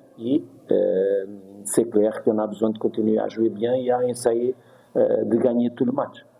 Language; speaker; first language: French; non-native, fluent; Portuguese